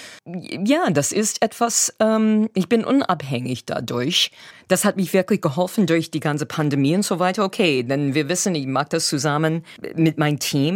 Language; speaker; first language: German; non-native, fluent; English